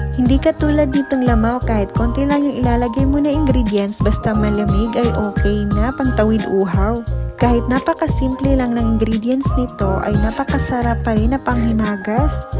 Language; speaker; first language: Filipino; non-native, local second language; Cebuano